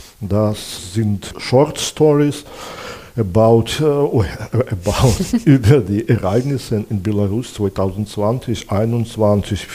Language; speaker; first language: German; non-native, fluent; Belarusian